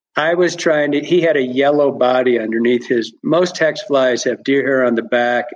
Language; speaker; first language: English; native; English